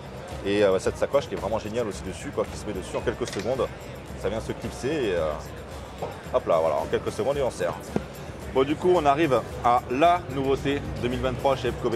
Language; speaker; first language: French; native; French